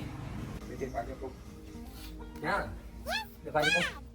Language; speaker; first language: Vietnamese; native; Vietnamese